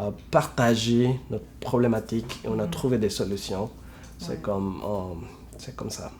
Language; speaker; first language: French; non-native, fluent; Spanish